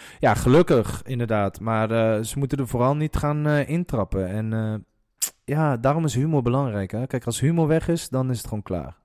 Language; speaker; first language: Dutch; early bilingual, other home language; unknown